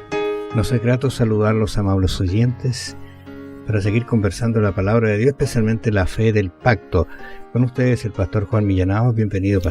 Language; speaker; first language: Spanish; native; Spanish